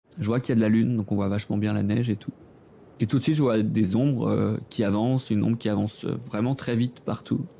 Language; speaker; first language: French; native; French